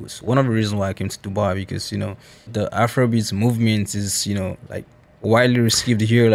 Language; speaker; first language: English; non-native, local second language; Esan